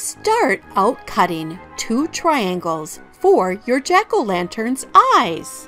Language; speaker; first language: English; native; English